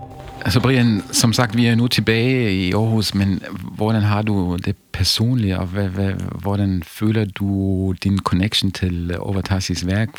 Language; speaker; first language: Danish; non-native, fluent; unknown